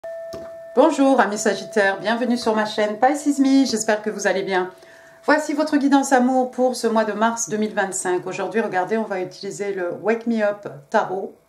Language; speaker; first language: French; native; French